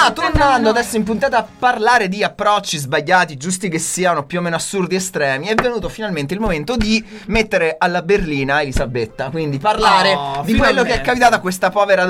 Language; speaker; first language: Italian; native; Italian